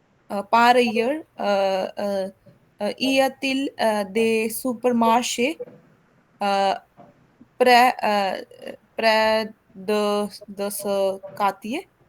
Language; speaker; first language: French; non-native, learner; Hindi